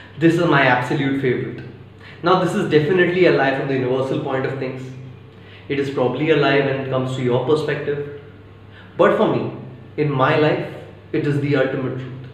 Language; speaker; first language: English; non-native, local second language; Maithili